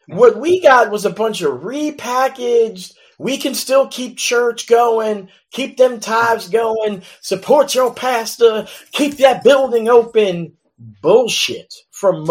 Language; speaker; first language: English; native; English